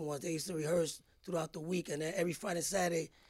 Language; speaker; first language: English; early bilingual, other home language; Spanish